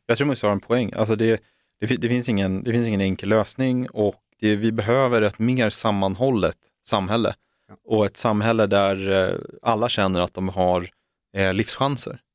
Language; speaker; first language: Swedish; native; Swedish